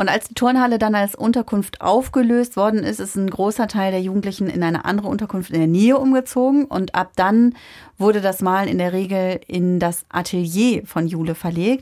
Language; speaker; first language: German; native; German